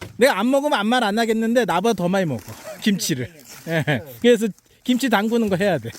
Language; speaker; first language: Korean; native; Korean